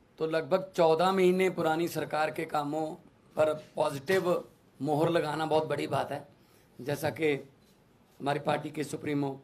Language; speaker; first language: Hindi; non-native, local second language; Punjabi